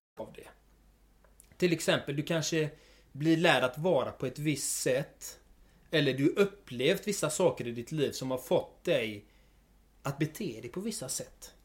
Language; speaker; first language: Swedish; native; Swedish